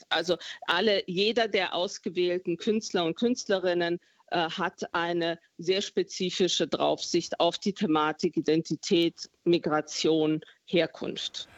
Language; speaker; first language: German; early bilingual, other home language; Romanian